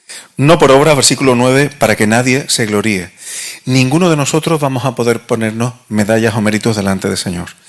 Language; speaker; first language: Spanish; native; Spanish